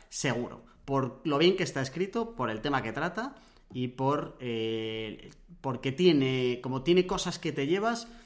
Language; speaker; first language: Spanish; native; Spanish